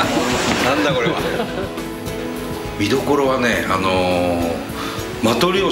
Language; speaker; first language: Japanese; native; Japanese